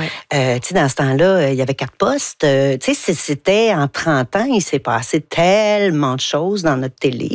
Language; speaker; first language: French; native; French